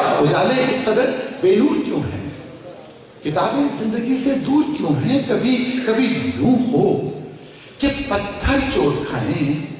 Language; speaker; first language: Urdu; native; Urdu